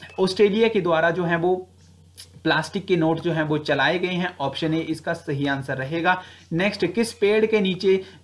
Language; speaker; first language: Hindi; native; Hindi